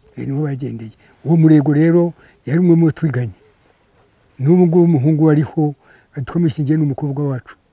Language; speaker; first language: Kinyarwanda; native; Kinyarwanda